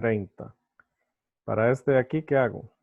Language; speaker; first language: Spanish; native; Spanish